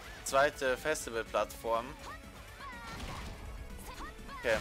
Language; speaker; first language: German; native; German